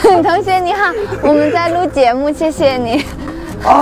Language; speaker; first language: Chinese; native; Chinese